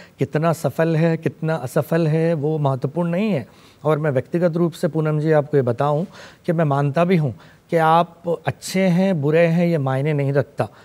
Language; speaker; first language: Hindi; non-native, local second language; Urdu